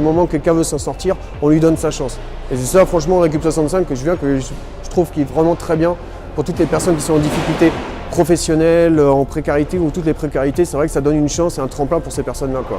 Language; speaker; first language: French; native; French